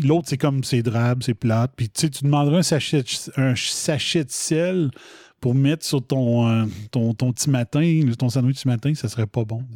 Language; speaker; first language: French; native; French